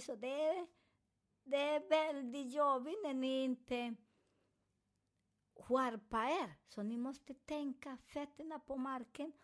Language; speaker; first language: Swedish; non-native, fluent; Spanish